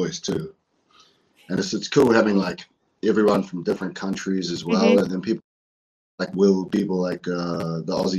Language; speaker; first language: English; native; English